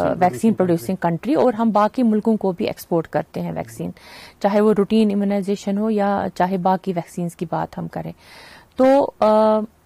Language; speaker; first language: Hindi; non-native, local second language; Kashmiri